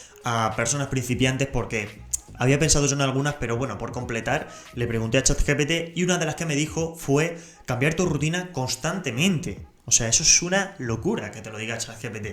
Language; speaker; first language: Spanish; native; Spanish